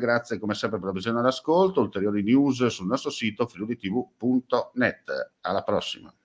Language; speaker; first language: Italian; native; Italian